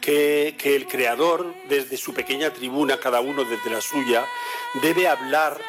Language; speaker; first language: Spanish; native; Spanish